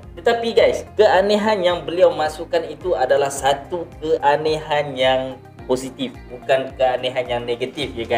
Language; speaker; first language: Malay; native; Malay